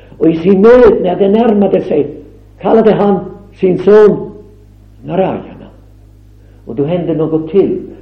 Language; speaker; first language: Swedish; non-native, fluent; German